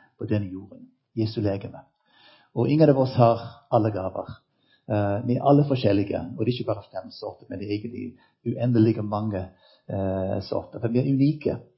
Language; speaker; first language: Norwegian; non-native, fluent; English